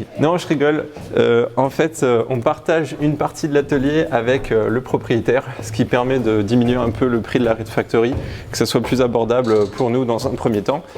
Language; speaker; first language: French; native; French